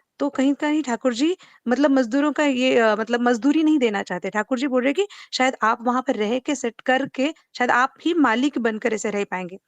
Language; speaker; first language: Hindi; non-native, local second language; Marathi